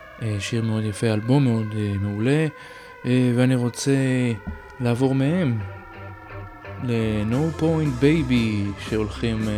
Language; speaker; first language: Hebrew; native; Hebrew